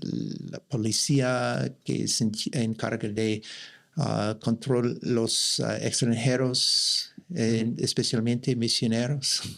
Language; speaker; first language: Spanish; non-native, learner; English